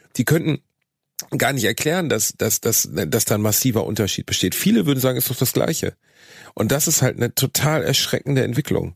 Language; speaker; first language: German; native; German